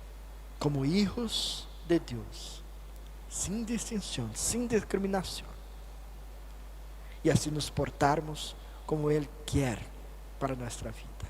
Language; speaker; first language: Spanish; non-native, fluent; Portuguese